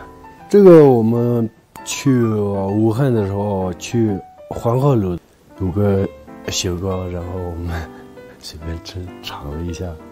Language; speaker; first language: Chinese; non-native, local second language; Tibetan